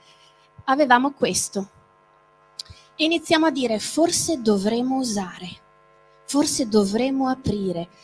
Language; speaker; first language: Italian; native; Italian